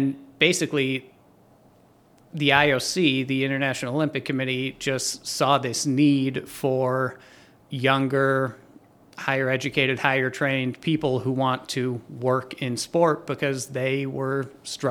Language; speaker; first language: English; native; English